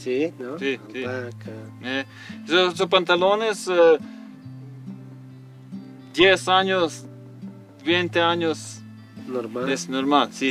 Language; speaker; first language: Spanish; non-native, learner; Serbian